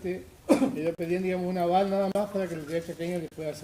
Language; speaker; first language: Spanish; native; Spanish